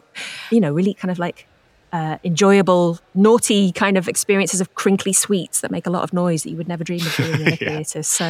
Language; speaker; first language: English; native; English